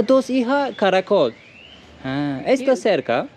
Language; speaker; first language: Spanish; non-native, learner; Turkish